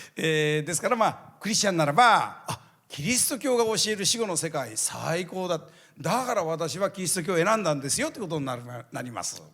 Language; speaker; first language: Japanese; native; Japanese